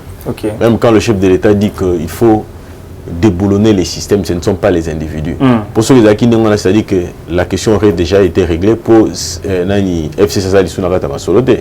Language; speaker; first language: French; non-native, local second language; Lingala